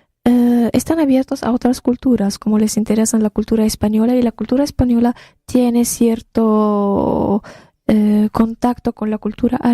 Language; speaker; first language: Spanish; non-native, fluent; Arabic